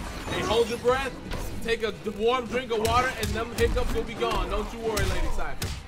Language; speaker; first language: English; native; English